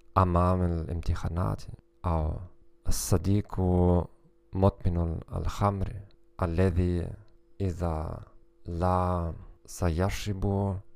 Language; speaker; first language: Arabic; non-native, learner; German